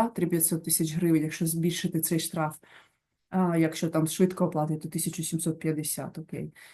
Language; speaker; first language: Ukrainian; non-native, local second language; Russian